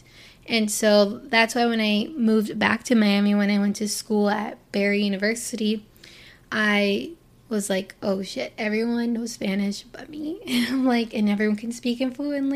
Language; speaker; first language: English; native; English